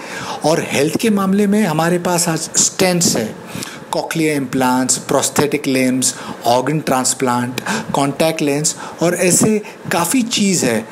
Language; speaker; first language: Hindi; native; Hindi